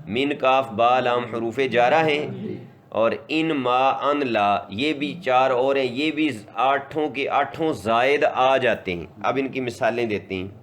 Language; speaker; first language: Urdu; non-native, local second language; Punjabi